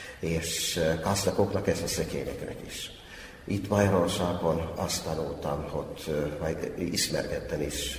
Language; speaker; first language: Hungarian; non-native, fluent; Finnish